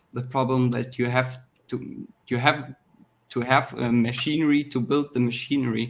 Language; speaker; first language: English; non-native, fluent; German